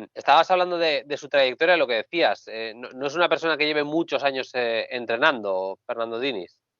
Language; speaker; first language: Spanish; native; Spanish